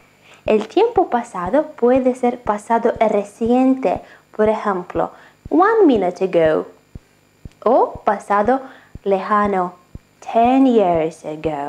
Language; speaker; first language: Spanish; non-native, fluent; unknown